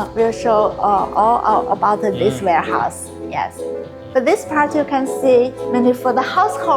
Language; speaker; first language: English; non-native, learner; Chinese